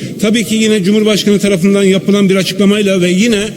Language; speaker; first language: Turkish; native; Turkish